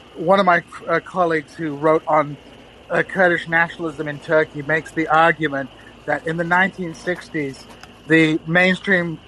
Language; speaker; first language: English; native; English